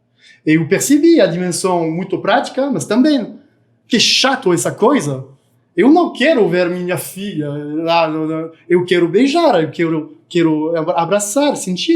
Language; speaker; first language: Portuguese; non-native, fluent; French